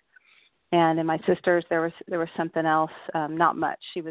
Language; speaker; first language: English; native; English